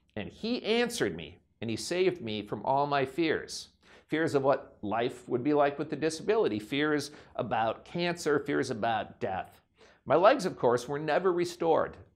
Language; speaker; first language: English; native; English